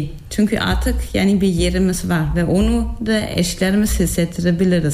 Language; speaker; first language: Turkish; non-native, fluent; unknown